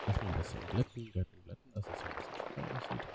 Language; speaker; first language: German; native; German